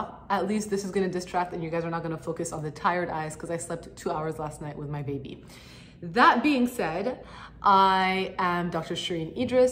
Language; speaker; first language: English; native; English